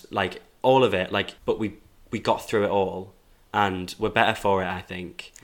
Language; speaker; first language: English; native; English